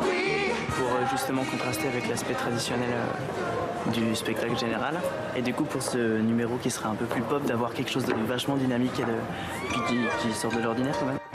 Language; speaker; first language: French; native; French